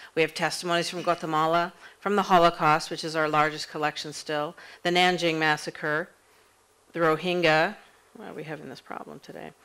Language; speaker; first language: English; native; English